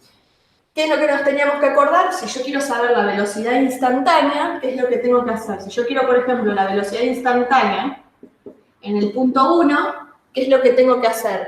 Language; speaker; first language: Spanish; native; Spanish